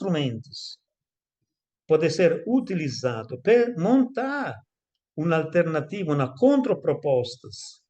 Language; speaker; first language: Portuguese; non-native, fluent; Italian